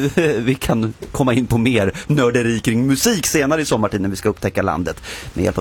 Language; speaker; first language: Swedish; native; Swedish